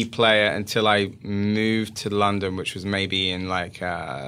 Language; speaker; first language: English; native; English